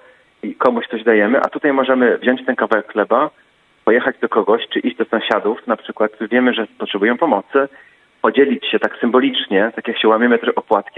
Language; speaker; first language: Polish; native; Polish